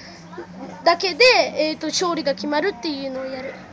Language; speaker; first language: Japanese; native; Japanese